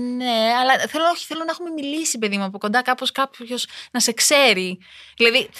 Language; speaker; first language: Greek; early bilingual, other home language; Albanian